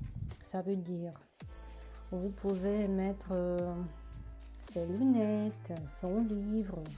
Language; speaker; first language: French; non-native, learner; Russian